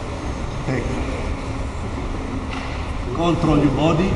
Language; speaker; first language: English; non-native, learner; Italian